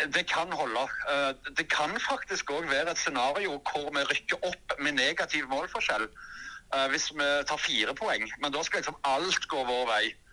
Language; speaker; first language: Norwegian; native; Norwegian